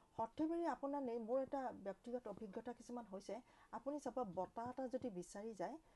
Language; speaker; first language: Assamese; native; Assamese